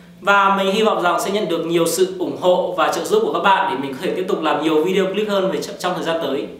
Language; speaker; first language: Vietnamese; native; Vietnamese